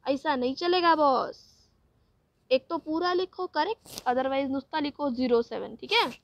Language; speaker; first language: Hindi; non-native, local second language; Marathi